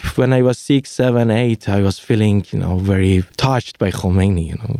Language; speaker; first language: English; non-native, fluent; Persian